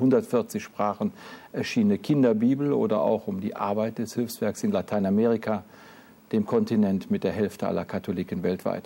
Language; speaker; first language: German; native; German